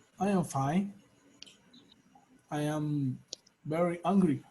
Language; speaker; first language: English; non-native, learner; Spanish